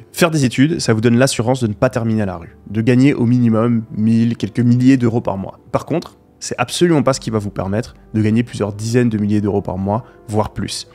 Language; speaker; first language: French; native; French